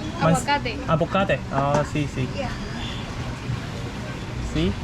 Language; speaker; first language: Spanish; non-native, learner; Korean